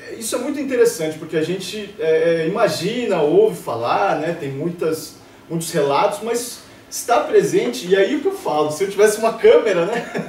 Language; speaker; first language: Portuguese; native; Portuguese